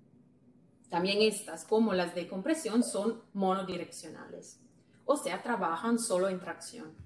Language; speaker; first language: Spanish; non-native, fluent; Italian